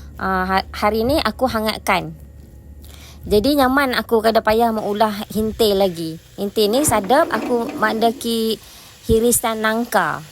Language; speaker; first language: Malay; native; Malay